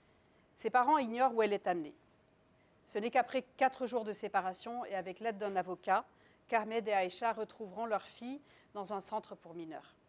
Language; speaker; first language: French; native; French